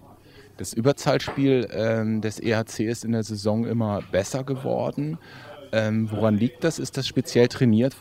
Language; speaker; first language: German; native; German